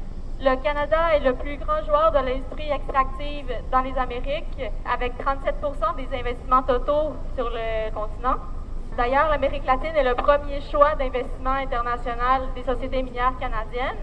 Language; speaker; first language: French; native; French